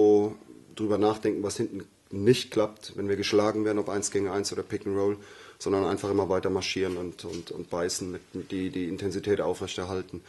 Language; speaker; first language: German; native; German